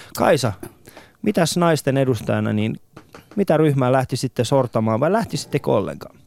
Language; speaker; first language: Finnish; non-native, fluent; Persian